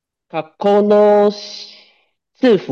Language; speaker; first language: Japanese; non-native, learner; Chinese